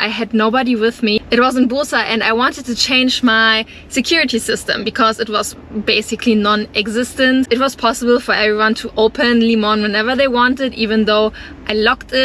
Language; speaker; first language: English; non-native, fluent; German